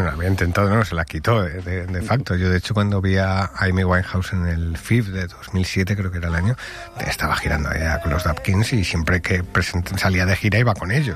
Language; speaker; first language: Spanish; native; Spanish